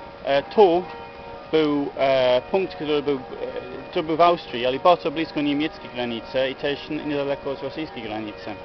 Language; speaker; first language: Polish; non-native, learner; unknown